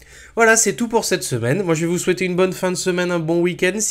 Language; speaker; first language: French; native; French